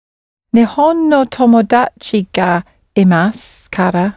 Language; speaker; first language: Japanese; non-native, learner; English